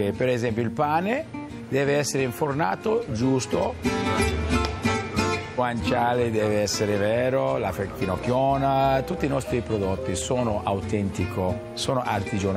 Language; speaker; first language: Italian; early bilingual, heritage; Italian